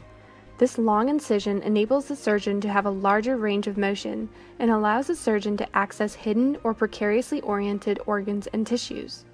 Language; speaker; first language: English; native; English